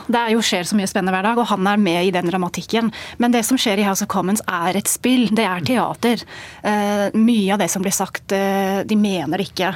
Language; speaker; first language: Norwegian; non-native, fluent; English